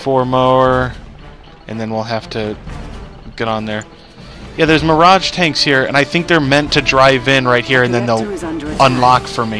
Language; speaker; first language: English; native; English